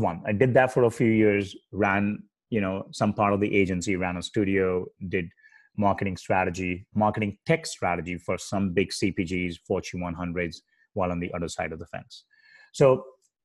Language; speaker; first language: English; non-native, local second language; Hindi